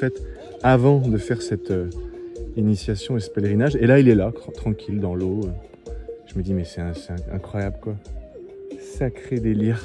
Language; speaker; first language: French; native; French